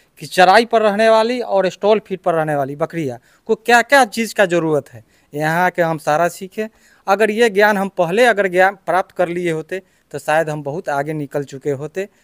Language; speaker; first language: Hindi; native; Hindi